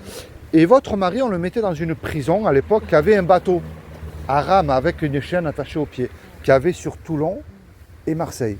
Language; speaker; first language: French; native; French